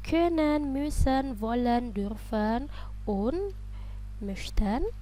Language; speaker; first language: German; non-native, fluent; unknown